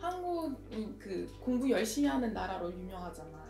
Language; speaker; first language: Korean; non-native, fluent; French